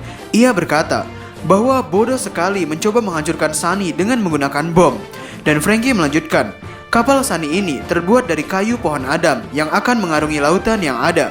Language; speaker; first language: Indonesian; native; Indonesian